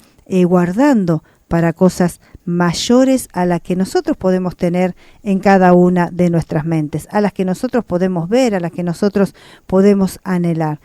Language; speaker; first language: Spanish; native; Spanish